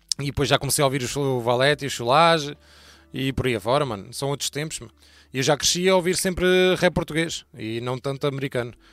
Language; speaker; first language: Portuguese; early bilingual, heritage; Portuguese